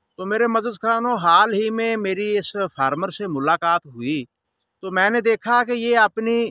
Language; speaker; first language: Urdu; non-native, local second language; Punjabi